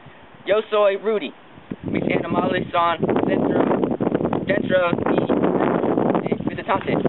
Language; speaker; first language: Spanish; non-native, learner; English